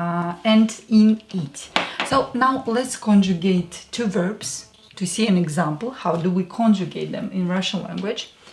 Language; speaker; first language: English; non-native, fluent; Russian